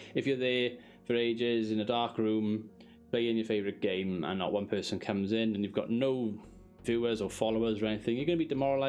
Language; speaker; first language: English; native; English